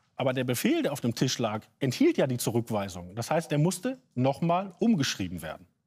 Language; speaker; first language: German; native; German